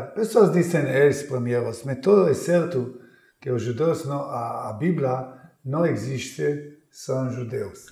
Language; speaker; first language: Portuguese; non-native, learner; Hebrew